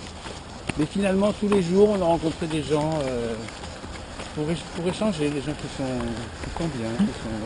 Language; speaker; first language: French; native; French